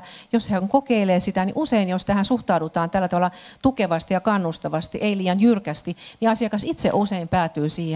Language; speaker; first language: Finnish; native; Finnish